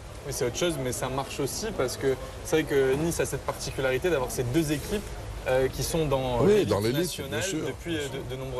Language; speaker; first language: French; native; French